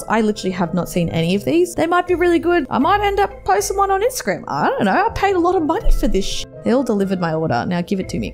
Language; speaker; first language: English; native; English